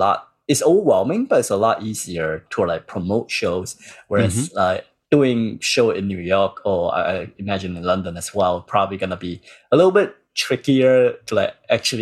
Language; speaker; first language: English; non-native, local second language; Cantonese